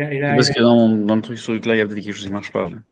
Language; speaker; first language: French; native; French